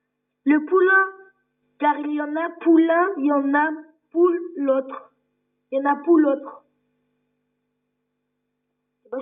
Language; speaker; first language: French; native; French